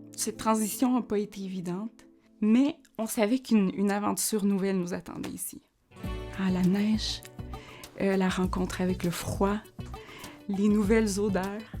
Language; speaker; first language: French; non-native, fluent; Spanish